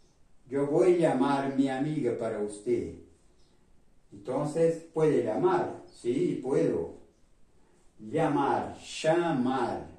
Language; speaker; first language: Spanish; non-native, fluent; Portuguese